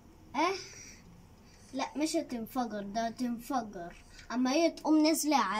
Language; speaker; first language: Arabic; native; Arabic